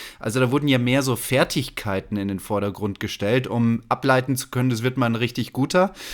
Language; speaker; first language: German; native; German